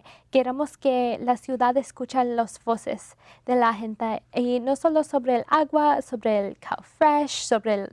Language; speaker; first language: Spanish; non-native, fluent; English